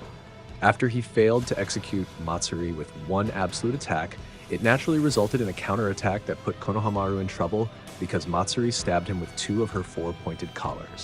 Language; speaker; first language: English; non-native, fluent; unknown